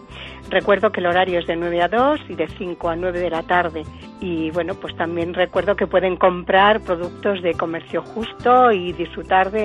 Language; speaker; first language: Spanish; native; Spanish